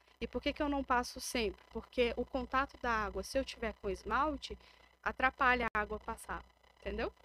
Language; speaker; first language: Portuguese; native; Portuguese